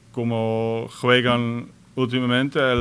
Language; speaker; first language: Spanish; non-native, fluent; Dutch